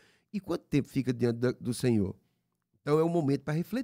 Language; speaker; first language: Portuguese; native; Portuguese